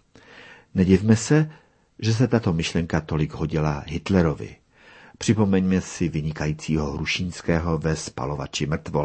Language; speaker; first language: Czech; native; Czech